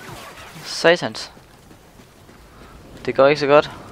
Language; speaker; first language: Danish; native; Danish